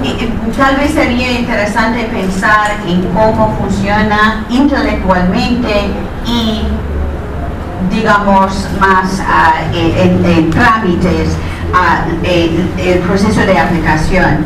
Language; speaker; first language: Spanish; non-native, fluent; English